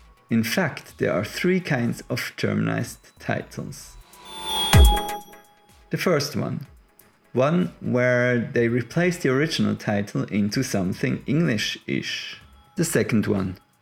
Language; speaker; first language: English; non-native, fluent; German